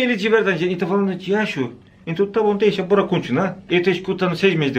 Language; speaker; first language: Portuguese; non-native, learner; Turkish